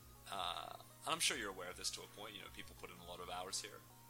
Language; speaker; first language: English; native; English